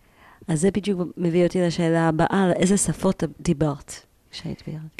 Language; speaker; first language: Hebrew; native; Hebrew